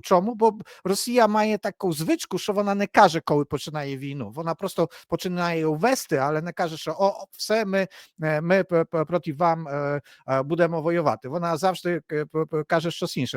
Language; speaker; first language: Polish; non-native, learner; Ukrainian